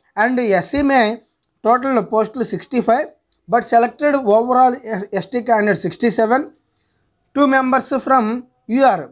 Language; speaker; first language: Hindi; non-native, local second language; Telugu